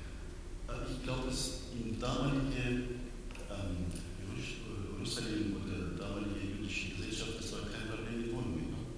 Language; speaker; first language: German; non-native, learner; Persian